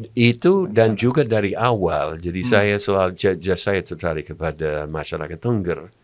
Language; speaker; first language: Indonesian; non-native, fluent; English